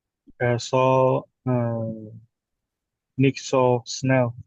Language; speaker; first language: German; non-native, learner; Indonesian